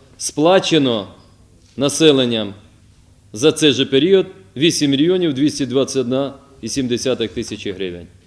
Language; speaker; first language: Ukrainian; native; Ukrainian